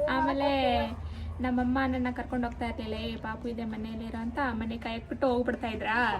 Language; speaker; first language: Kannada; native; Kannada